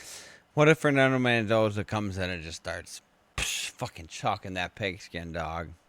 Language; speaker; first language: English; native; English